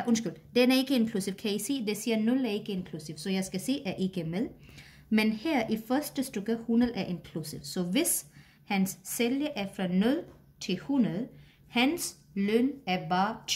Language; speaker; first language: Danish; non-native, fluent; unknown